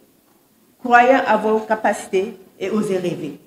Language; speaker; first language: French; non-native, local second language; Wolof